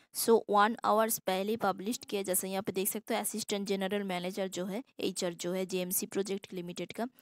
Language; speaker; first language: Hindi; non-native, local second language; Assamese